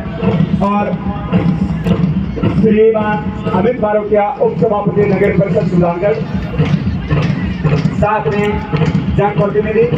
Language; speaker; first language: Hindi; native; Hindi